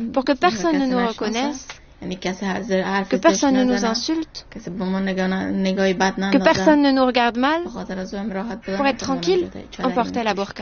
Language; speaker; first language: French; non-native, fluent; Persian